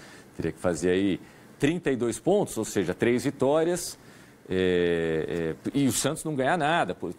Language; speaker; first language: Portuguese; native; Portuguese